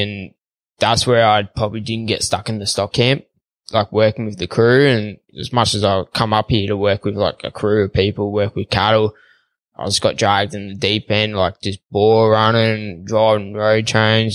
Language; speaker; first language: English; native; English